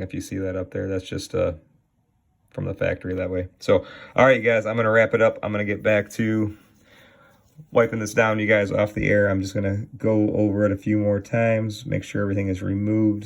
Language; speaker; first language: English; native; English